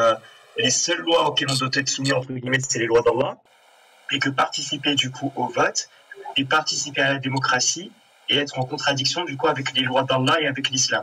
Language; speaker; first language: French; native; French